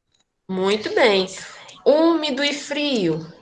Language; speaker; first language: Portuguese; native; Portuguese